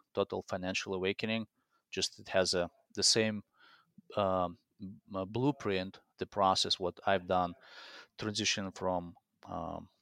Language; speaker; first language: English; non-native, fluent; Russian